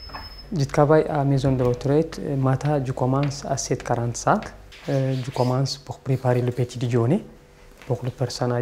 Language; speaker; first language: French; non-native, learner; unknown